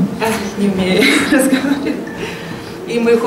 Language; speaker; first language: Russian; non-native, learner; Lithuanian